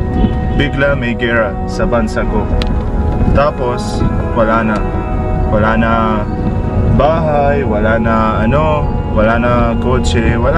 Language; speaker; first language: Filipino; non-native, learner; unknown